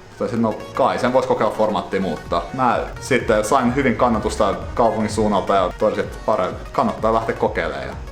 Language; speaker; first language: Finnish; non-native, local second language; Swedish